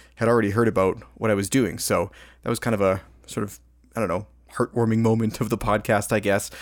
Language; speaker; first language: English; native; English